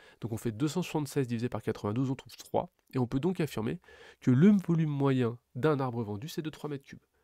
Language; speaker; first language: French; native; French